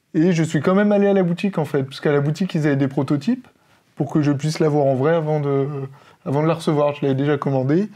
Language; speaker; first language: French; native; French